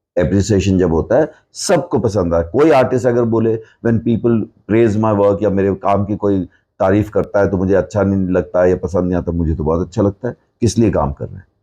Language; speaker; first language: Hindi; non-native, local second language; Punjabi